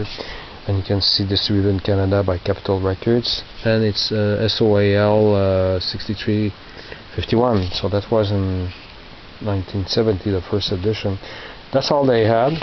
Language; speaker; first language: English; non-native, local second language; French